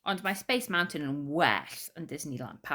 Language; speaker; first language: Welsh; non-native, fluent; English